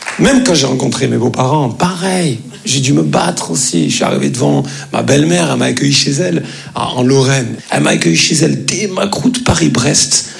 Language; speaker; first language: French; early bilingual, other home language; Arabic